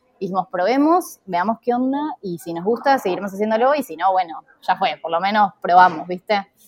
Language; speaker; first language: Spanish; native; Spanish